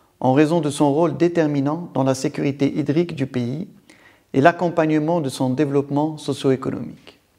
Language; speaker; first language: French; non-native, local second language; Arabic